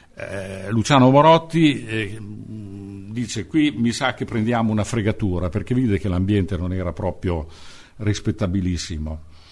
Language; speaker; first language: Italian; native; Italian